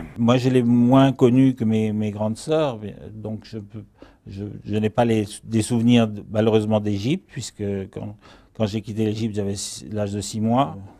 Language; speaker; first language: French; early bilingual, other home language; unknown